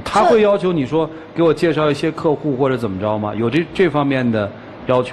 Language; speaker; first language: Chinese; native; Chinese